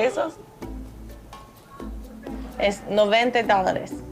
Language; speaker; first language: Spanish; non-native, learner; English